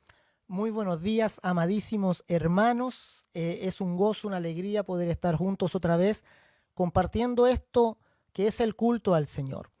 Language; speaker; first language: Spanish; native; Spanish